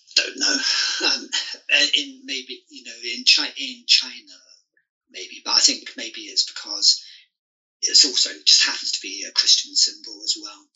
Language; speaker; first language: English; native; English